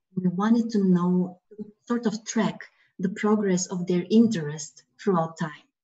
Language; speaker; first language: English; non-native, fluent; Romanian